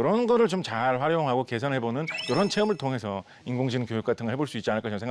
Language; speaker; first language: Korean; native; Korean